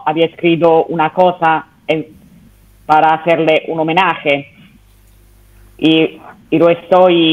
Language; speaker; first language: Spanish; non-native, fluent; Italian